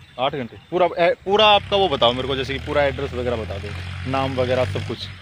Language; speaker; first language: Hindi; native; Hindi